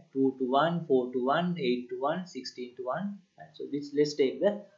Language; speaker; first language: English; non-native, local second language; Sinhala